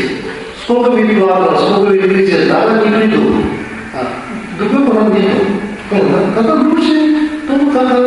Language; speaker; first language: Russian; non-native, learner; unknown